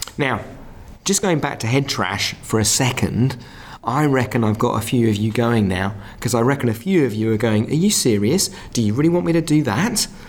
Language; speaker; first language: English; native; English